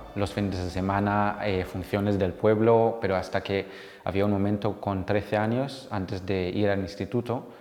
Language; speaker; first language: Spanish; non-native, fluent; Hebrew